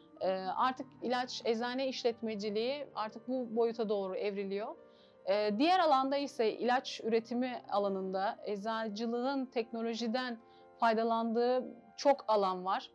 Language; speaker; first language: Turkish; native; Turkish